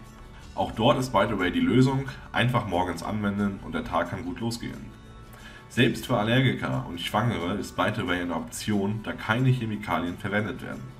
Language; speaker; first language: German; native; German